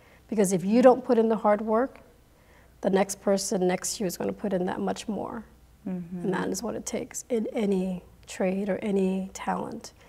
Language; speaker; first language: English; early bilingual, other home language; Khmer